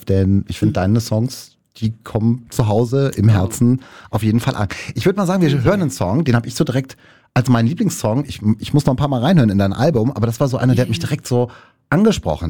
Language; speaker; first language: German; native; German